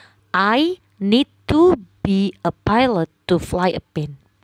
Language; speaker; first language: English; non-native, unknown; Indonesian